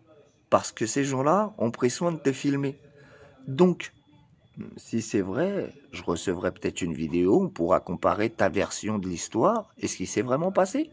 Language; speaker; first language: French; native; French